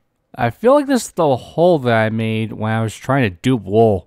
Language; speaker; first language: English; native; English